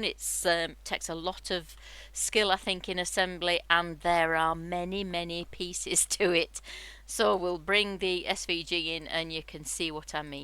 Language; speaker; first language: English; native; English